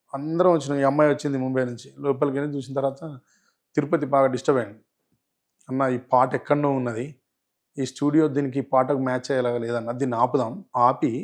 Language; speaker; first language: Telugu; native; Telugu